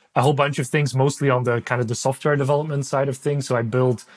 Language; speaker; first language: English; non-native, fluent; Dutch